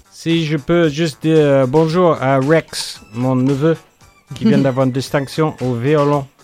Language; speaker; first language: French; non-native, fluent; English